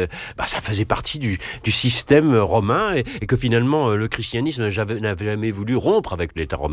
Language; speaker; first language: French; native; French